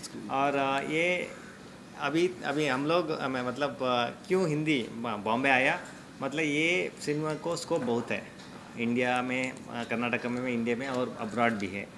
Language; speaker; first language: Hindi; non-native, local second language; Kannada